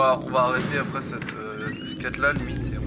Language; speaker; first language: French; native; French